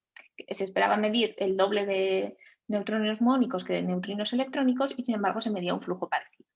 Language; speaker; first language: Spanish; native; Spanish